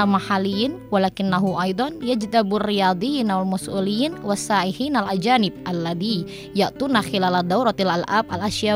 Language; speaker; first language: Arabic; non-native, fluent; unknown